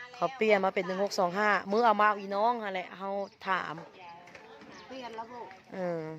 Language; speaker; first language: Thai; native; Thai